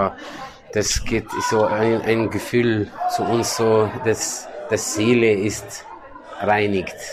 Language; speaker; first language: German; non-native, learner; Kurdish